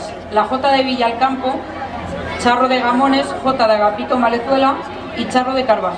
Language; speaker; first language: Spanish; native; Spanish